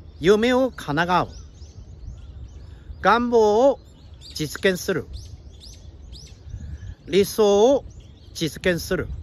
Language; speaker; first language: Japanese; non-native, fluent; Chinese